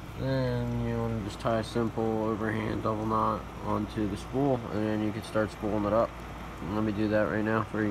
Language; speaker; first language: English; native; English